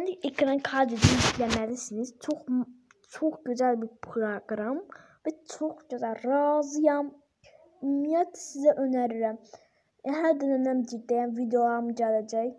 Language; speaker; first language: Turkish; non-native, learner; Azerbaijani